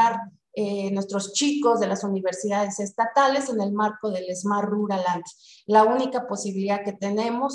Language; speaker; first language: Spanish; native; Spanish